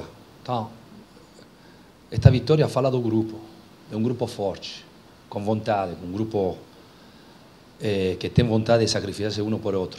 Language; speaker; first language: Portuguese; non-native, fluent; Spanish